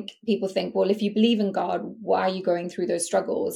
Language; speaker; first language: English; native; English